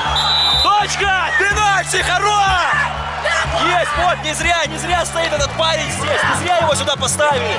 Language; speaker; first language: Russian; native; Russian